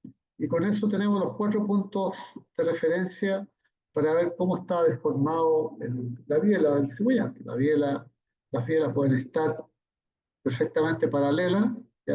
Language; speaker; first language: Spanish; native; Spanish